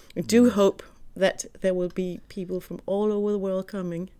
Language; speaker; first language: English; non-native, fluent; Danish